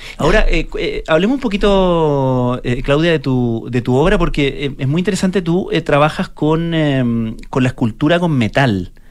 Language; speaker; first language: Spanish; native; Spanish